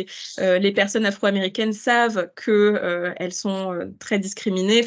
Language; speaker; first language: French; native; French